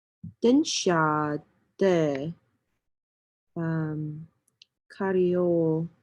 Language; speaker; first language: Japanese; non-native, learner; English